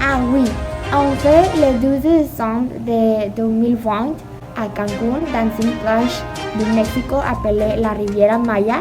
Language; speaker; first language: French; non-native, learner; Spanish